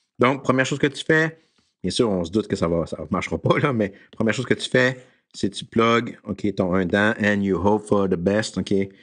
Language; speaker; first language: French; native; French